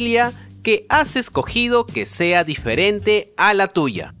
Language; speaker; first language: Spanish; native; Spanish